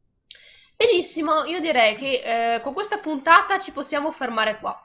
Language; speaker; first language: Italian; native; Italian